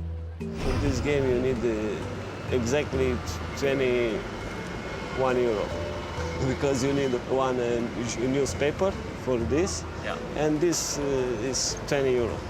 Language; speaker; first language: English; non-native, learner; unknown